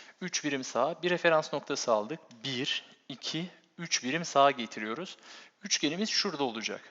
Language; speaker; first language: Turkish; native; Turkish